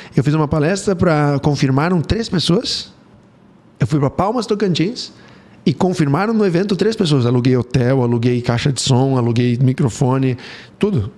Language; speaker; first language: Portuguese; early bilingual, heritage; Portuguese